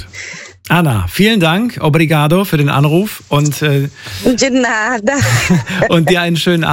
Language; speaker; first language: German; native; German